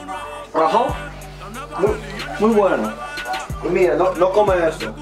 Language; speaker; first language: Spanish; non-native, learner; English